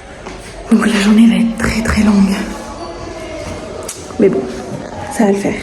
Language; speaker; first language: French; native; French